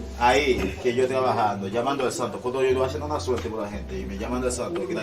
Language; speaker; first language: Spanish; non-native, learner; Haitian Creole